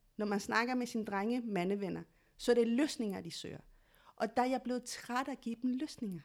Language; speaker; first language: Danish; early bilingual, other home language; Spanish